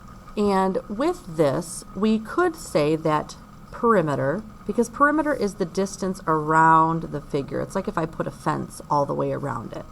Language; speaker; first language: English; native; English